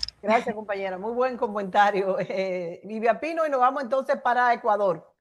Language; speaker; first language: Spanish; native; Spanish